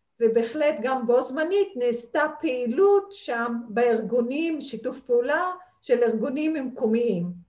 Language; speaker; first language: Hebrew; non-native, local second language; Arabic